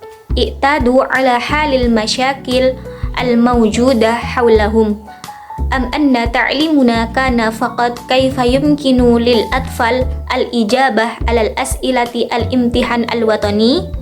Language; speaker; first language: Arabic; non-native, learner; Indonesian